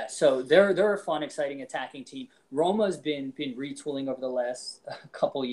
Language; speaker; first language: English; native; English